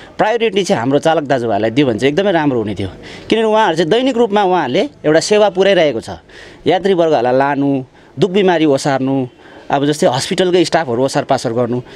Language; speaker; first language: Nepali; native; Nepali